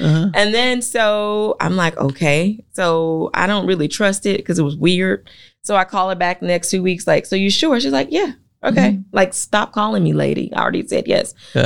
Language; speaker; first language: English; native; English